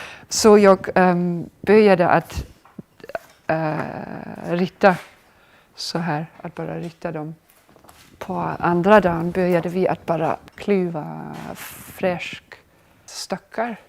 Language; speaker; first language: Swedish; non-native, fluent; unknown